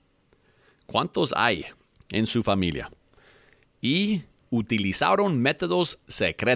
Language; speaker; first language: Spanish; non-native, fluent; English